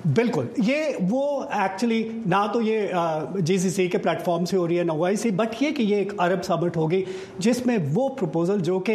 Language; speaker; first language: Urdu; native; Urdu